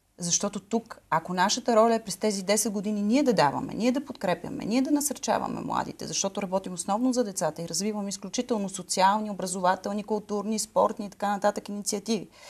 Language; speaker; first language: Bulgarian; native; Bulgarian